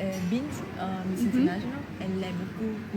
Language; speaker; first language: French; non-native, fluent; Vietnamese